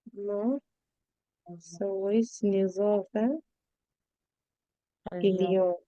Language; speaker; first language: Arabic; non-native, fluent; Urdu